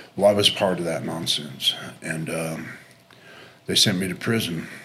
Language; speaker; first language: English; native; English